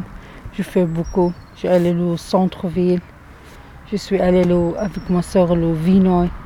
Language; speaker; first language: French; non-native, learner; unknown